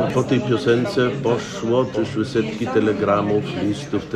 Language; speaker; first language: Polish; native; Polish